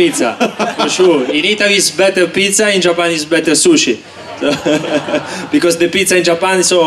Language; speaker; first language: English; non-native, learner; Italian